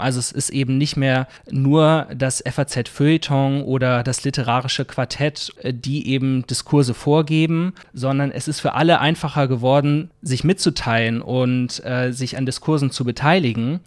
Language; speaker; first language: German; native; German